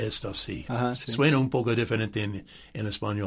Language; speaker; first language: Spanish; non-native, fluent; English